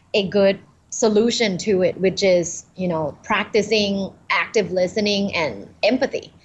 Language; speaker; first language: English; non-native, fluent; Thai